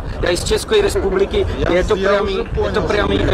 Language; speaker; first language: Russian; non-native, learner; Czech